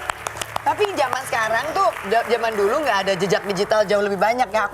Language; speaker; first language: Indonesian; native; Indonesian